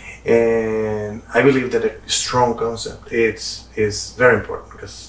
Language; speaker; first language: English; non-native, fluent; Portuguese